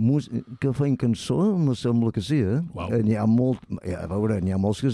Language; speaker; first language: Catalan; native; Catalan